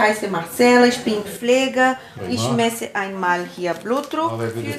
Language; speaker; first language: German; non-native, learner; Portuguese